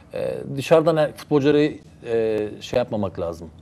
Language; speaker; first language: Turkish; early bilingual, heritage; Turkish